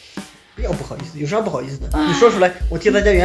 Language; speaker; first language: Chinese; native; Chinese